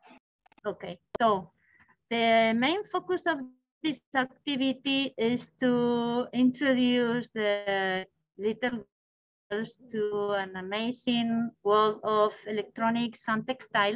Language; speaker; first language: English; non-native, learner; Spanish